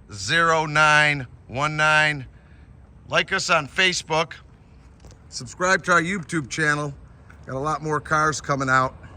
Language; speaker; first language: English; native; English